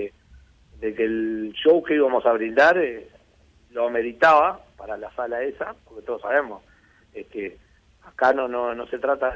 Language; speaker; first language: Spanish; native; Spanish